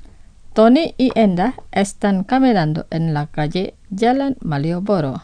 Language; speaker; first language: Spanish; non-native, fluent; Indonesian